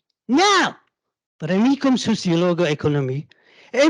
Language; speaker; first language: Portuguese; non-native, learner; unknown